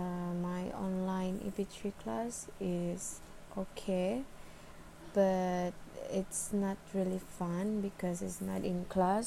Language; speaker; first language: English; non-native, learner; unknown